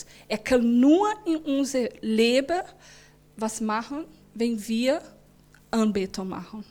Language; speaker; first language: German; non-native, learner; Portuguese